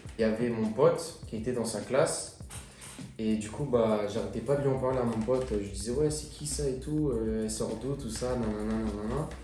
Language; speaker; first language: French; early bilingual, other home language; Portuguese